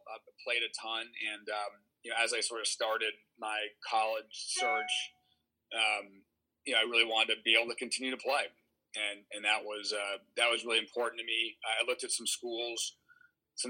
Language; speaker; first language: English; native; English